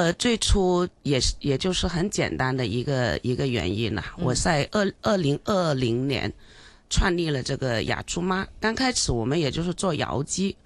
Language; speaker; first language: Chinese; non-native, local second language; Hakka Chinese